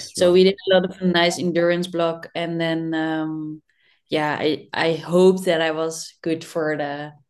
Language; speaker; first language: English; non-native, fluent; Dutch